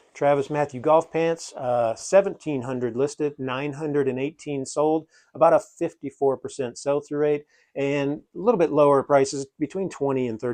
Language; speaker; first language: English; native; English